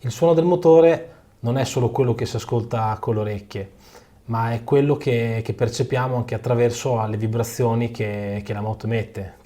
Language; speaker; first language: Italian; native; Italian